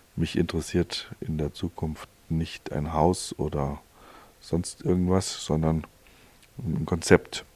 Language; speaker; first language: German; native; German